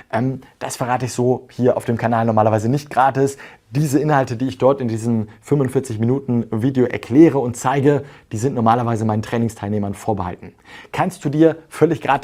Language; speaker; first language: German; native; German